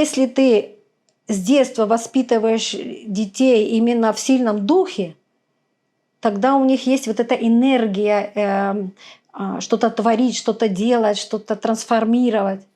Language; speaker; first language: Russian; native; Russian